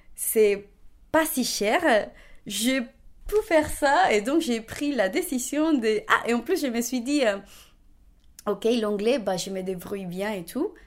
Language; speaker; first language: French; non-native, fluent; Spanish